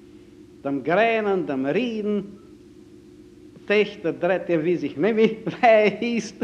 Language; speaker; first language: German; native; German